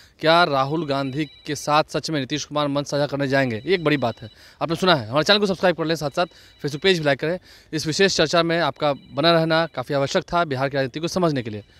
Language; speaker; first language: Hindi; native; Hindi